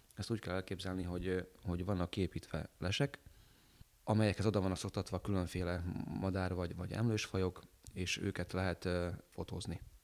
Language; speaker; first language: Hungarian; native; Hungarian